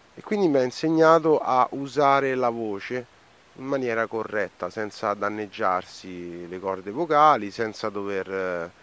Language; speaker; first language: Italian; native; Italian